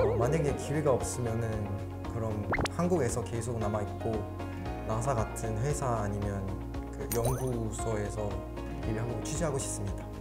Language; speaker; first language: Korean; non-native, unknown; Malay